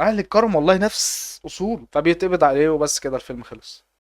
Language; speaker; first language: Arabic; native; Arabic